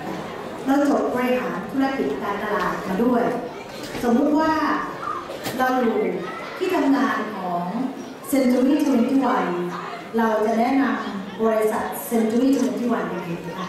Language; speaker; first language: Thai; native; Thai